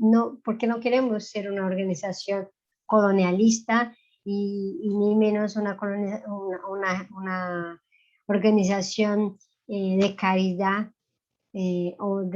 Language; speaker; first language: Spanish; non-native, fluent; Portuguese